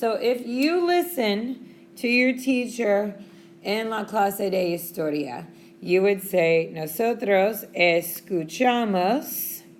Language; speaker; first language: Spanish; non-native, fluent; English